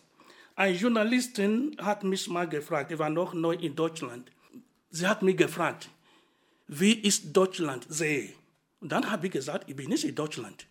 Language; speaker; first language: German; non-native, fluent; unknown